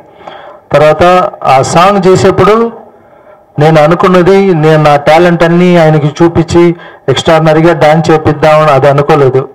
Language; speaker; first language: Telugu; non-native, fluent; Tamil